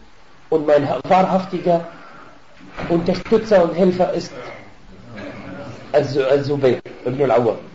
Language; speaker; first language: German; non-native, fluent; Arabic